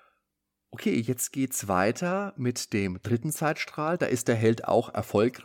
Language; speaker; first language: German; native; German